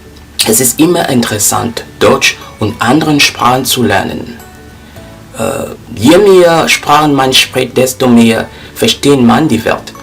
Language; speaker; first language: German; non-native, learner; French